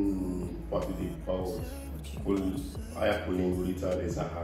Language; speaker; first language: Romanian; non-native, learner; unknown